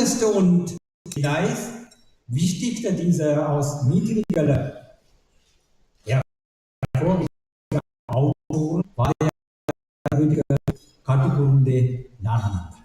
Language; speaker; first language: German; non-native, learner; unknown